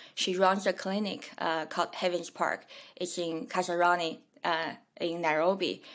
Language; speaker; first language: English; non-native, fluent; Chinese